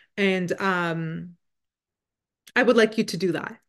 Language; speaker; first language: English; non-native, fluent; Punjabi